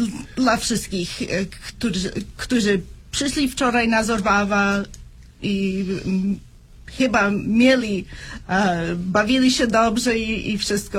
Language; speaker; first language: Polish; early bilingual, heritage; Polish